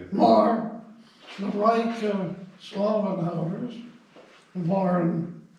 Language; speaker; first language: Dutch; non-native, fluent; English